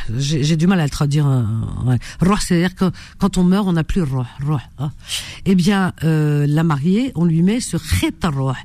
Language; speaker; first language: French; early bilingual, other home language; Arabic